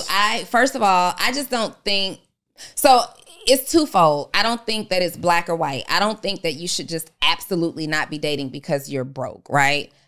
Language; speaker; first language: English; native; English